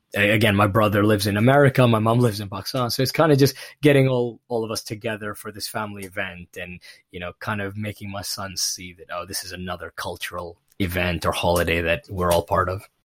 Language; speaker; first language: English; non-native, local second language; Urdu